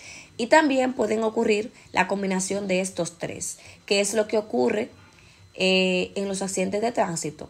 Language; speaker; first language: Spanish; native; Spanish